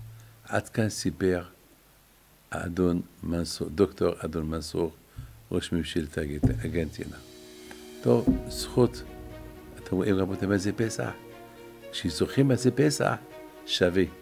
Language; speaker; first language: Hebrew; non-native, fluent; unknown